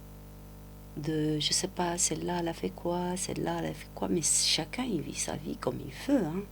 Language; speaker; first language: French; non-native, local second language; Arabic